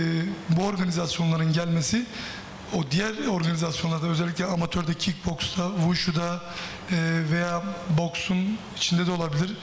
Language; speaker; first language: Turkish; native; Turkish